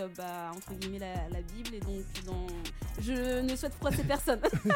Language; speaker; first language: French; native; French